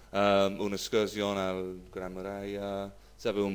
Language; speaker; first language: Spanish; non-native, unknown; English